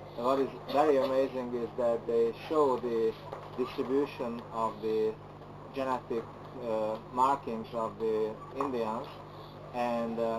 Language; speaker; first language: English; non-native, fluent; Hungarian